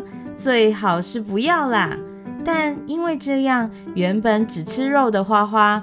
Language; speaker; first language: Chinese; native; Chinese